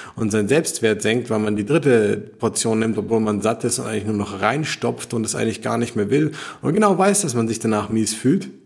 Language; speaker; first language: German; native; German